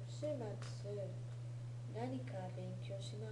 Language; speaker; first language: Japanese; non-native, learner; English